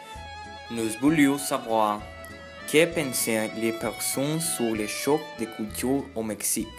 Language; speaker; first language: French; non-native, learner; Spanish